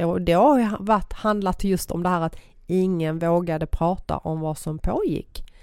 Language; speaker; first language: Swedish; early bilingual, other home language; Persian